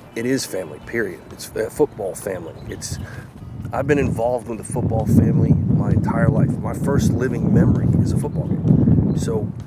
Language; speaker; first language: English; native; English